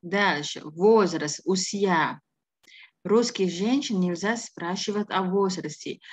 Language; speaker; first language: Russian; non-native, fluent; Indonesian